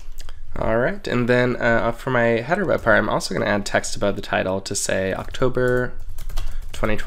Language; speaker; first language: English; native; English